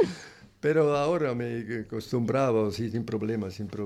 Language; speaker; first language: Spanish; non-native, learner; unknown